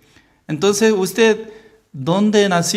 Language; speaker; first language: Spanish; non-native, learner; Korean